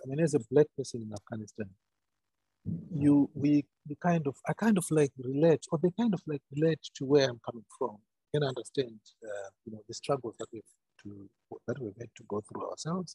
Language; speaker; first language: English; non-native, local second language; Shona